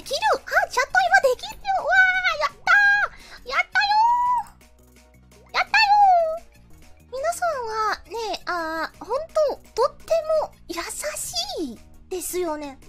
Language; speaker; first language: Japanese; non-native, learner; Indonesian